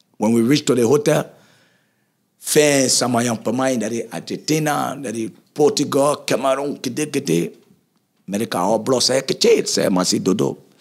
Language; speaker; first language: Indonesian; non-native, fluent; English